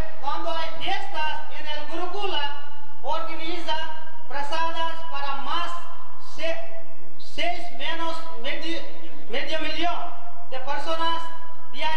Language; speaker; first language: Spanish; non-native, learner; Gujarati